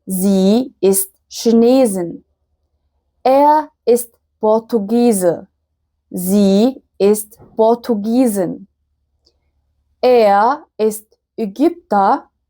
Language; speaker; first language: German; non-native, fluent; Arabic